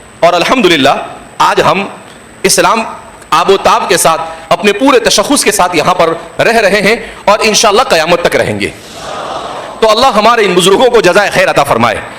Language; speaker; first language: Urdu; non-native, local second language; Gujarati